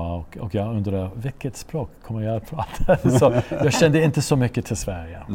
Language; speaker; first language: Swedish; non-native, fluent; English